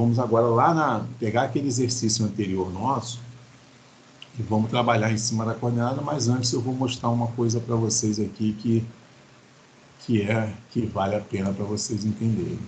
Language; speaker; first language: Portuguese; native; Portuguese